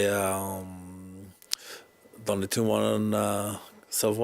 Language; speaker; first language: French; non-native, learner; English